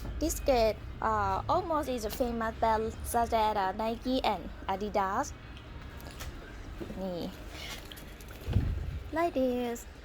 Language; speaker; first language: English; non-native, learner; Thai